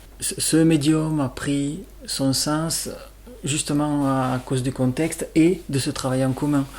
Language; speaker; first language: French; native; French